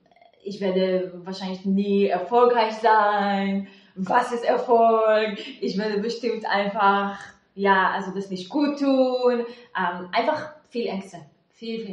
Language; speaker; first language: German; non-native, fluent; Hebrew